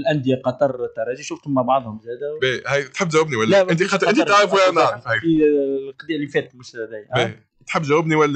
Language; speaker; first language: Arabic; native; Arabic